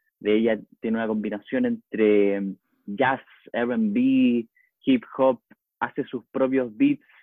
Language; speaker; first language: Spanish; native; Spanish